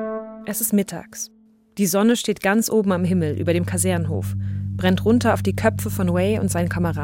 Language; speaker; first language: German; native; German